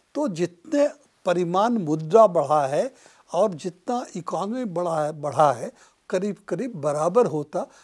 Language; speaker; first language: Hindi; non-native, local second language; Bangla